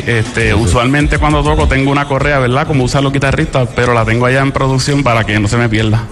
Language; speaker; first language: Spanish; native; Spanish